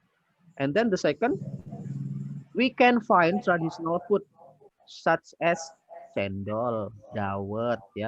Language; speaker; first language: English; non-native, fluent; Indonesian